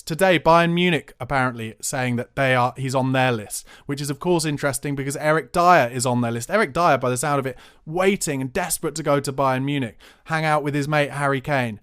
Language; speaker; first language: English; native; English